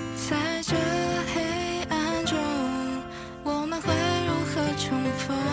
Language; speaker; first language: Chinese; native; Chinese